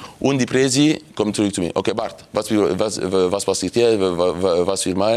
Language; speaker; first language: German; non-native, local second language; French